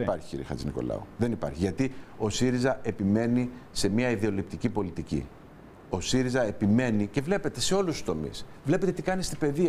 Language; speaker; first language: Greek; native; Greek